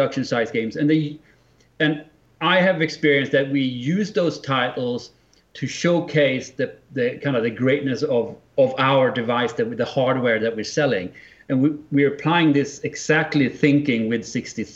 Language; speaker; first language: English; non-native, fluent; Swedish